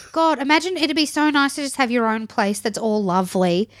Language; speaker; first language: English; native; English